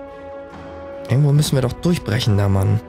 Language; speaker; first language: German; native; German